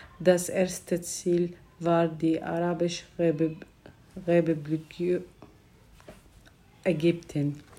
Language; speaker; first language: German; non-native, learner; Arabic